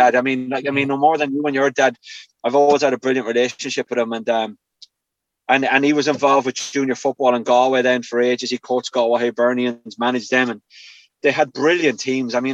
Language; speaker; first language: English; native; English